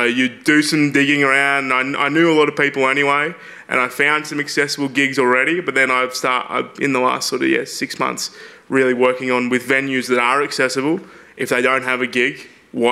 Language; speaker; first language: English; native; English